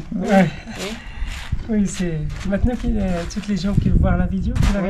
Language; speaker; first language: French; non-native, local second language; Arabic